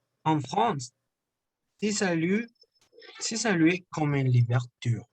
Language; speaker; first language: French; non-native, learner; Spanish